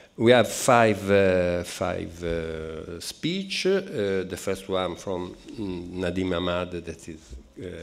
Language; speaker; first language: English; non-native, fluent; Italian